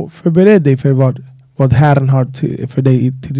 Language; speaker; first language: Swedish; non-native, fluent; Spanish